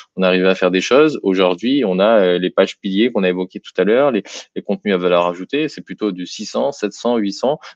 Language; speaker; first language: French; native; French